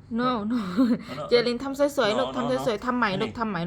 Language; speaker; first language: Thai; native; Thai